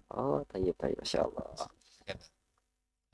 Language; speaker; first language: Arabic; non-native, learner; Indonesian